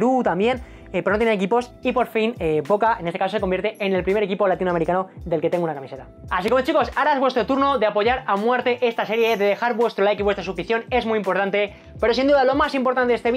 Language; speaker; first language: Spanish; native; Spanish